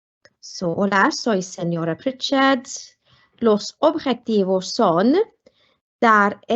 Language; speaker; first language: Spanish; non-native, fluent; Welsh